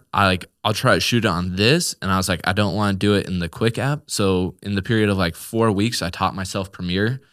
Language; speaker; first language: English; native; English